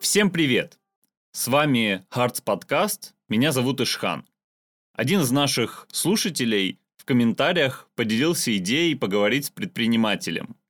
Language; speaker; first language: Russian; non-native, local second language; Armenian